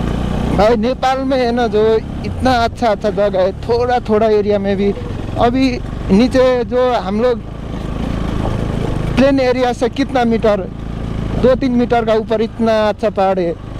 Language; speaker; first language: Hindi; non-native, learner; Nepali